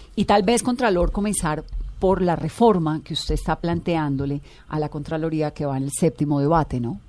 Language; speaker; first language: Spanish; native; Spanish